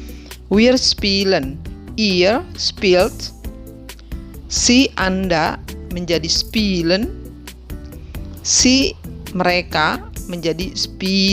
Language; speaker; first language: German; non-native, fluent; Indonesian